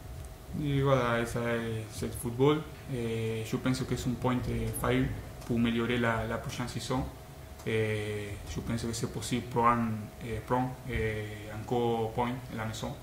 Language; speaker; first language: French; non-native, learner; Spanish